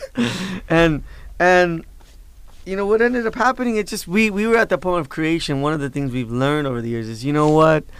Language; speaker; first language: English; native; English